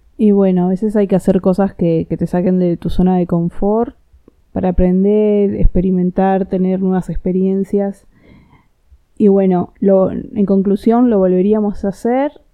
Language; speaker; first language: Spanish; native; Spanish